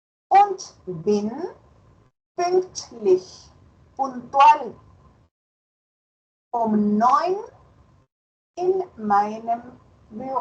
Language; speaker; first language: German; non-native, fluent; Spanish